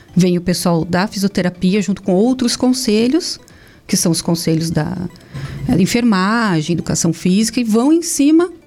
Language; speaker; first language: Portuguese; native; Portuguese